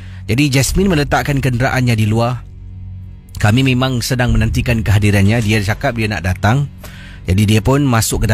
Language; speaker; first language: Malay; native; Malay